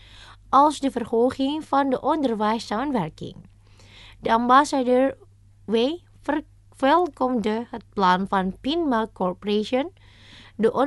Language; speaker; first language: Dutch; non-native, learner; Indonesian